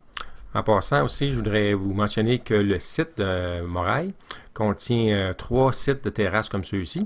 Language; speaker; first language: French; native; French